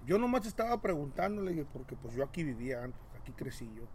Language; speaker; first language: Spanish; early bilingual, heritage; Spanish